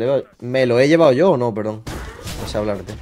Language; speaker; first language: Spanish; native; Spanish